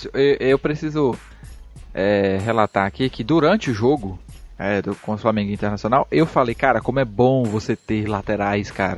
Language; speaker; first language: Portuguese; native; Portuguese